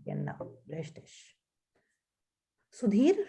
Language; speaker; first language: German; non-native, fluent; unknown